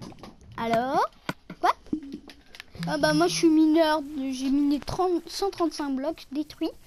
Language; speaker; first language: French; native; French